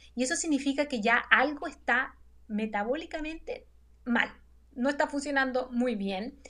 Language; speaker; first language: Spanish; native; Spanish